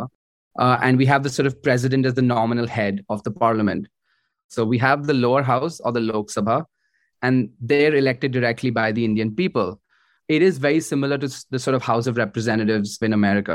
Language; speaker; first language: English; non-native, local second language; Hindi